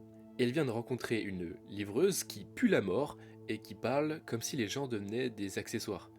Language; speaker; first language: French; native; French